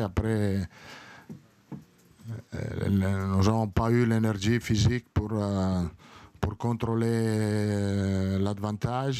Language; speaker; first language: French; non-native, learner; Italian